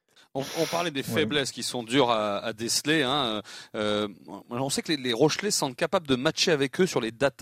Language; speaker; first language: French; native; French